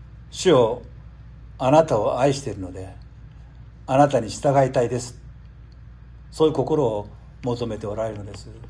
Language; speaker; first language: Japanese; native; Japanese